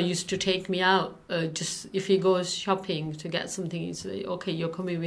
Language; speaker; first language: English; non-native, local second language; Urdu